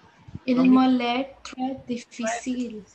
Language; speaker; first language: French; non-native, learner; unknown